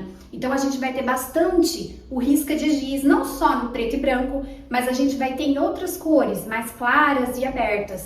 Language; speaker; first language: Portuguese; native; Portuguese